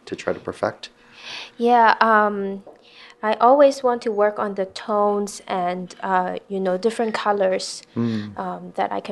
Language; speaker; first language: English; non-native, local second language; Cantonese